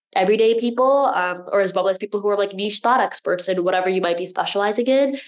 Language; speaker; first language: English; early bilingual, other home language; Urdu